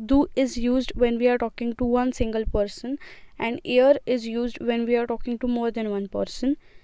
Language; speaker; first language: English; non-native, local second language; Marathi